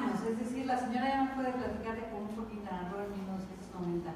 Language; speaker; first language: Spanish; native; Spanish